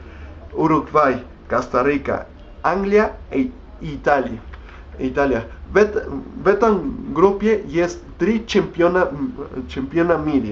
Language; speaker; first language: Russian; non-native, learner; Spanish